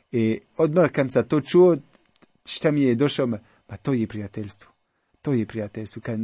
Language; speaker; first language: Croatian; non-native, learner; French